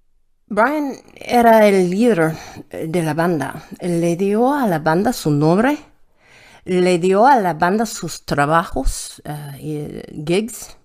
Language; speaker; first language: Spanish; non-native, learner; English